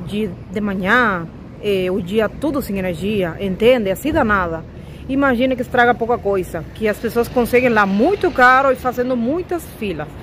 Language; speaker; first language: Portuguese; non-native, fluent; Spanish